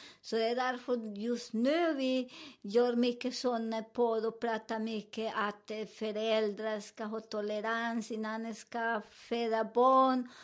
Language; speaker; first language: Swedish; non-native, fluent; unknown